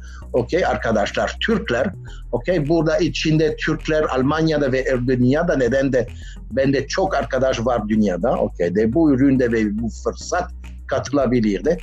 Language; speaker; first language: Turkish; non-native, learner; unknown